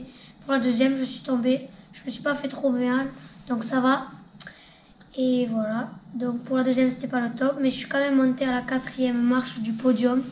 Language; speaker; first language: French; native; French